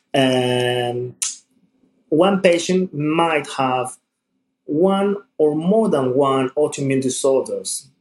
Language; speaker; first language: English; non-native, fluent; Spanish